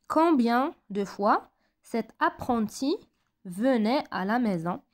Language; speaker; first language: French; non-native, local second language; Arabic